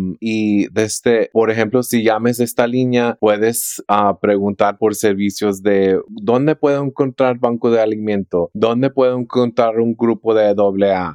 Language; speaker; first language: Spanish; early bilingual, heritage; Spanish